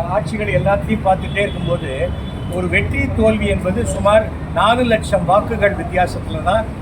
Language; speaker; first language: Tamil; native; Tamil